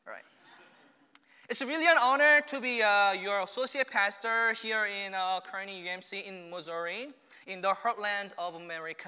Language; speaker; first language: English; non-native, fluent; Korean